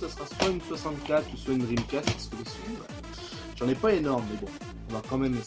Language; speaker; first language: French; native; French